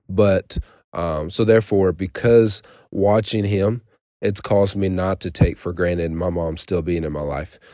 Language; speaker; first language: English; native; English